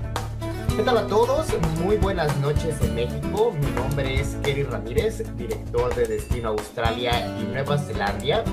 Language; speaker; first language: Spanish; native; Spanish